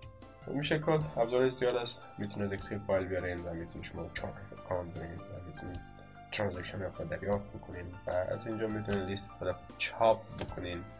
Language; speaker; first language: Persian; native; Persian